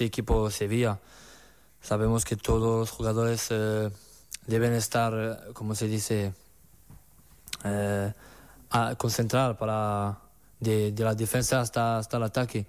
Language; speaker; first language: Spanish; non-native, learner; French